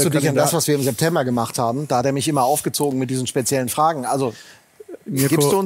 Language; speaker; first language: German; native; German